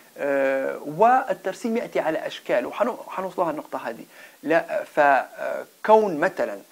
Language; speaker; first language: Arabic; non-native, local second language; Berber languages